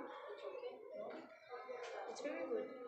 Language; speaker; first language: English; non-native, learner; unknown